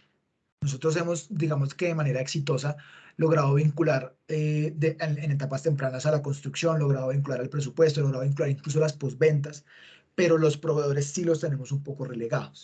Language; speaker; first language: Spanish; native; Spanish